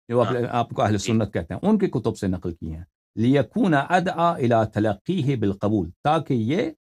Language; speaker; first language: Urdu; non-native, fluent; Persian